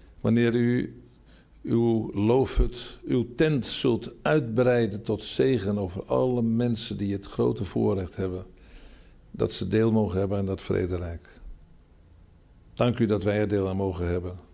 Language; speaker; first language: Dutch; native; Dutch